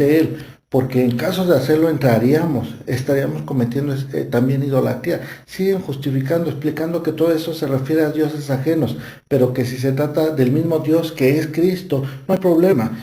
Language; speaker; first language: Spanish; native; Spanish